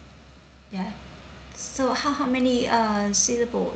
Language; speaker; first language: English; non-native, learner; Vietnamese